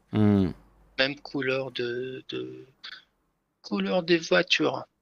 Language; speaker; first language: French; non-native, learner; Persian